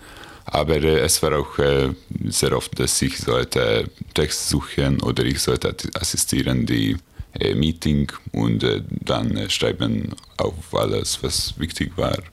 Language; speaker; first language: German; non-native, learner; Hungarian